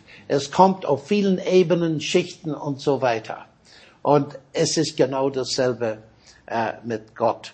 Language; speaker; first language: German; non-native, fluent; English